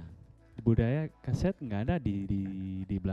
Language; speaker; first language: Indonesian; non-native, fluent; Dutch